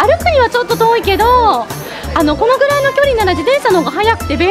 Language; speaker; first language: Japanese; native; Japanese